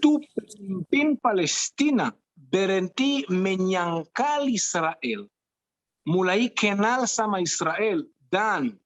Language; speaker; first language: Indonesian; non-native, fluent; Hebrew